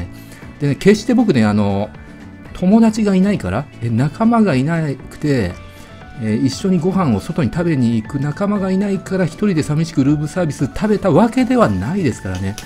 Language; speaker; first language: Japanese; native; Japanese